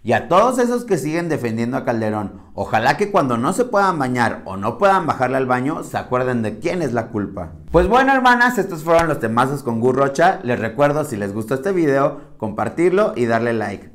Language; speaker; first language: Spanish; native; Spanish